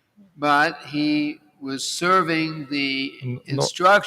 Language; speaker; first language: English; native; English